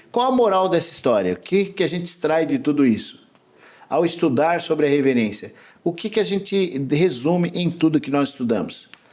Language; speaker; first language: Portuguese; native; Portuguese